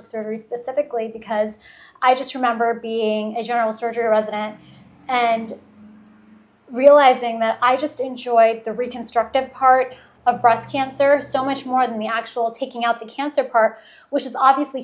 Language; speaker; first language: English; early bilingual, other home language; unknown